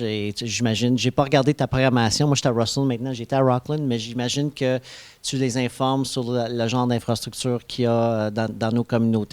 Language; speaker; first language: French; native; French